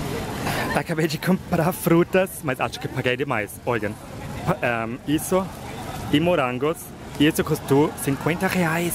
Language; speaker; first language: Portuguese; non-native, fluent; German